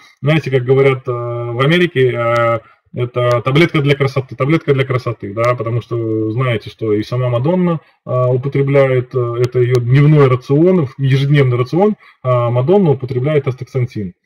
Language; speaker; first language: Russian; native; Russian